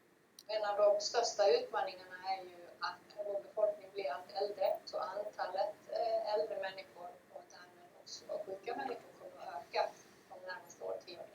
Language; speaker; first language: Swedish; native; Swedish